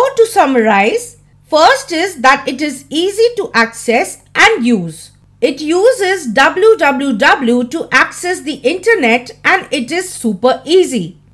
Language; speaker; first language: English; non-native, local second language; Hindi